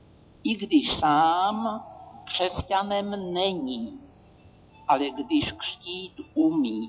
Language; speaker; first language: Czech; native; Czech